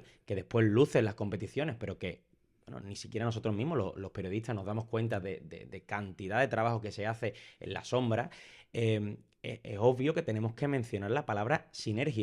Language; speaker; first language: Spanish; native; Spanish